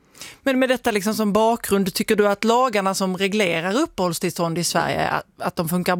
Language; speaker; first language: Swedish; native; Swedish